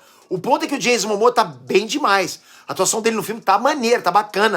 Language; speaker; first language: Portuguese; native; Portuguese